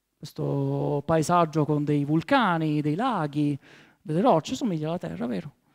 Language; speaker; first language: Italian; native; Italian